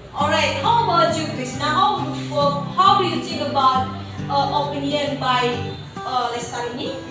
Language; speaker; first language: English; non-native, learner; Indonesian